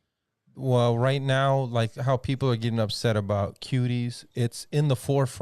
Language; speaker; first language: English; native; English